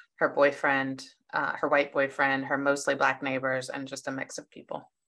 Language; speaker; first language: English; native; English